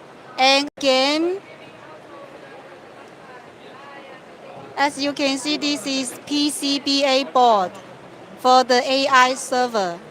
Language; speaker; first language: English; non-native, local second language; Chinese